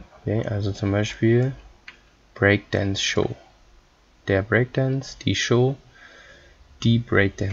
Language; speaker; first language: German; non-native, fluent; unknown